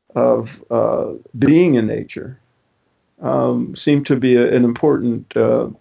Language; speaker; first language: English; native; English